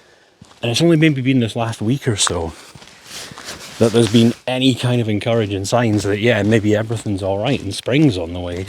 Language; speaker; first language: English; native; English